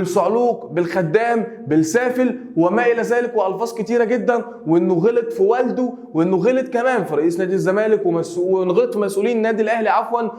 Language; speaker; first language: Arabic; native; Arabic